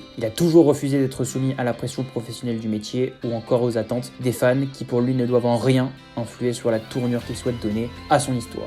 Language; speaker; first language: French; native; French